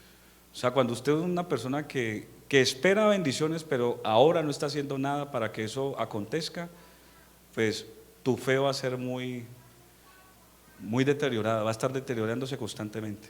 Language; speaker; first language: Spanish; native; Spanish